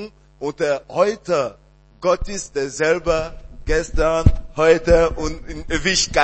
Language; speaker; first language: German; non-native, learner; French